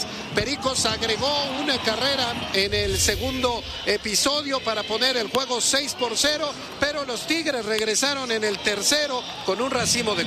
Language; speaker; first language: Spanish; native; Spanish